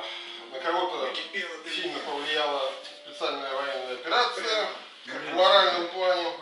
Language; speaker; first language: Russian; native; Russian